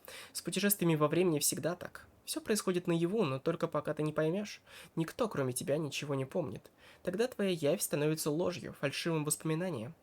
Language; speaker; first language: Russian; native; Russian